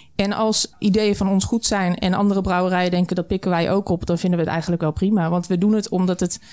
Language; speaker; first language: Dutch; native; Dutch